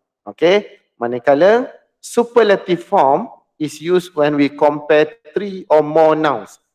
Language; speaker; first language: English; non-native, local second language; Malay